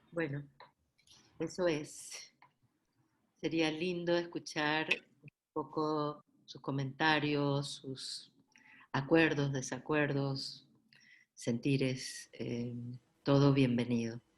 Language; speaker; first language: Spanish; native; Spanish